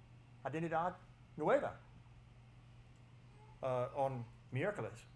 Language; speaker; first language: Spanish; non-native, fluent; English